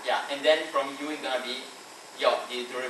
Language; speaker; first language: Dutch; non-native, learner; Italian